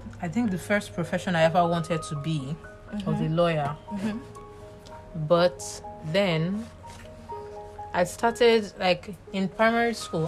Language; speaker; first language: English; non-native, local second language; Igbo